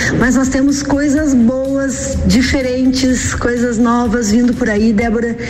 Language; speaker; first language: Portuguese; native; Portuguese